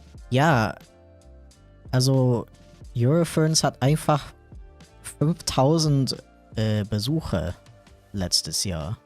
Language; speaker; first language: German; non-native, fluent; English